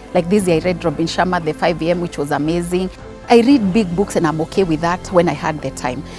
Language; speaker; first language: English; non-native, local second language; Kikuyu